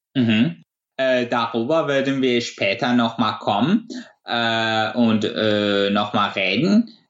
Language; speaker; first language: German; non-native, fluent; Persian